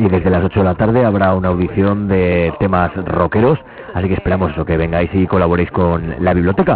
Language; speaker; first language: Spanish; native; Spanish